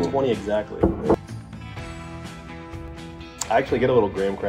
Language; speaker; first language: English; native; English